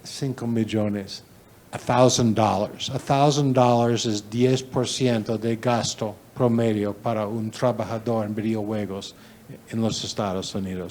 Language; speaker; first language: Spanish; non-native, learner; English